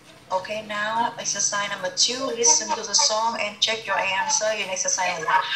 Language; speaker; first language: English; non-native, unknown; Vietnamese